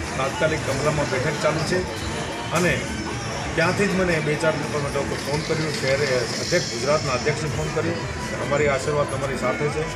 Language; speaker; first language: Gujarati; non-native, local second language; Sindhi